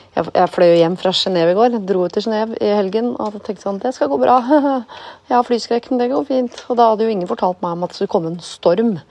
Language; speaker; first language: Norwegian; native; Norwegian